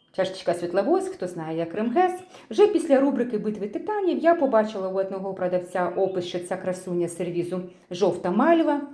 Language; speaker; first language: Ukrainian; non-native, local second language; Russian